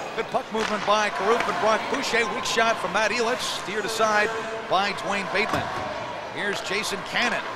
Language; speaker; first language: English; native; English